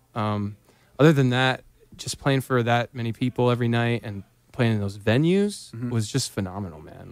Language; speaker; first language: English; native; English